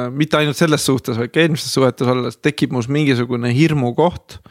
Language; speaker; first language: Estonian; native; Estonian